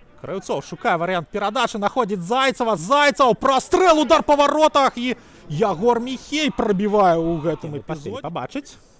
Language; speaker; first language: Belarusian; native; Belarusian